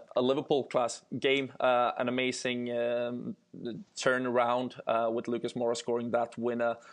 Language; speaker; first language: English; non-native, fluent; Swedish